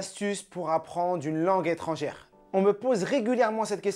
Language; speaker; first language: French; native; French